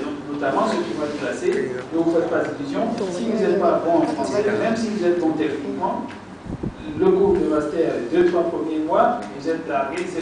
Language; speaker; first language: French; native; French